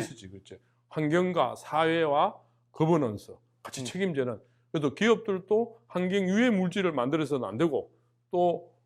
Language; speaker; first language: Korean; native; Korean